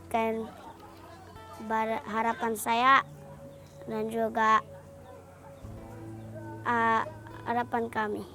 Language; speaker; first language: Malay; early bilingual, other home language; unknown